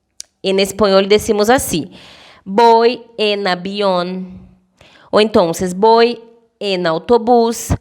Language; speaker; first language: Spanish; non-native, fluent; Portuguese